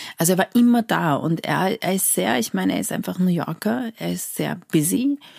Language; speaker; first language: German; early bilingual, other home language; Persian